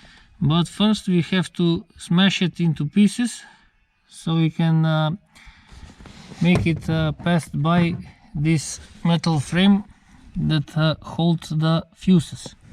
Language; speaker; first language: English; non-native, fluent; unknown